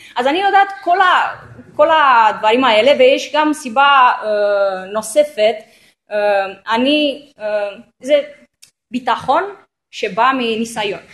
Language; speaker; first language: Hebrew; non-native, local second language; Arabic